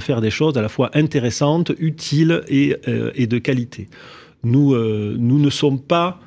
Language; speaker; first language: French; native; French